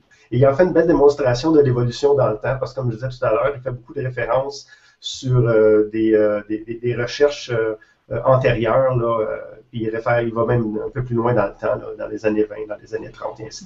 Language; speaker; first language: French; native; French